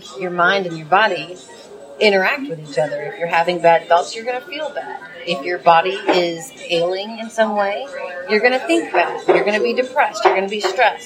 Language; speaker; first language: English; native; English